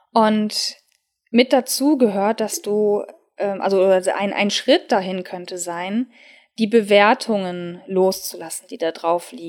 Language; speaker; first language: German; native; German